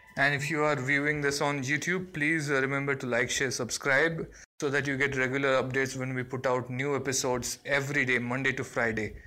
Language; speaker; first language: English; non-native, local second language; Bangla